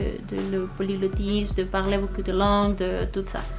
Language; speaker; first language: French; non-native, learner; Spanish